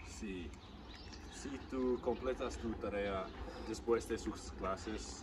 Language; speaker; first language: Spanish; non-native, learner; English